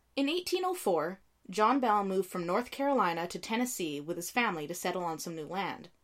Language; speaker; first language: English; native; English